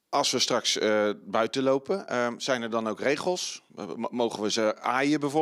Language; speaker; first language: Dutch; native; Dutch